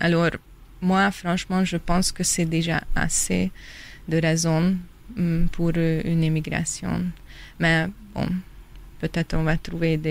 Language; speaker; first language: French; non-native, fluent; Hungarian